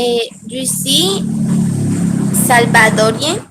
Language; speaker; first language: French; non-native, learner; Spanish